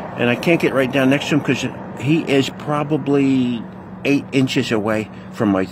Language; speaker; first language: English; native; English